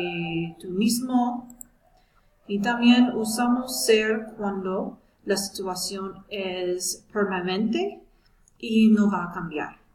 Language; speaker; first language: Spanish; non-native, fluent; English